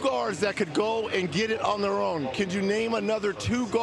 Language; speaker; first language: English; native; English